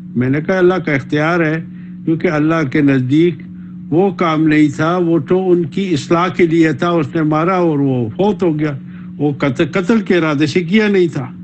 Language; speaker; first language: Urdu; native; Urdu